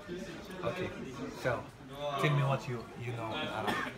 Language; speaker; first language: English; non-native, learner; Arabic